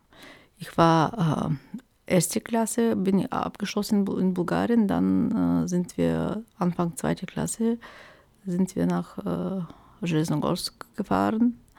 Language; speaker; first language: German; non-native, fluent; Turkish